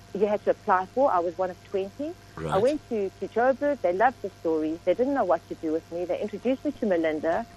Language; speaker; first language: English; native; English